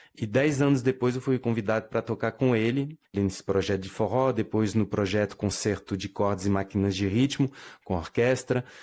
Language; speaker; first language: Portuguese; non-native, fluent; French